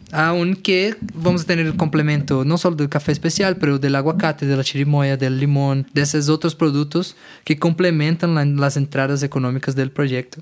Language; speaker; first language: Spanish; non-native, fluent; Portuguese